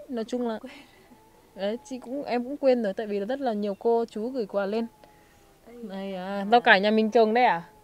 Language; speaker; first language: Vietnamese; non-native, local second language; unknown